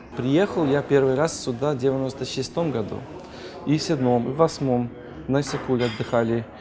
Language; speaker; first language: Russian; non-native, fluent; English